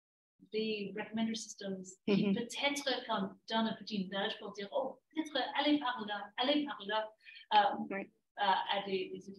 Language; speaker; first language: French; non-native, fluent; English